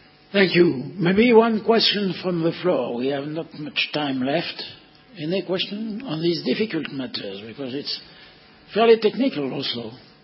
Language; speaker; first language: English; non-native, fluent; French